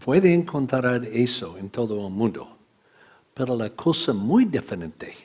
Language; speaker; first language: Spanish; non-native, learner; English